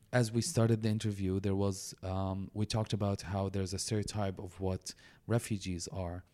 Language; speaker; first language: English; non-native, fluent; Arabic